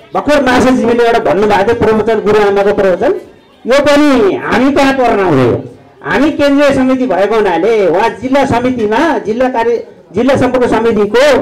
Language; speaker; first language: Nepali; non-native, local second language; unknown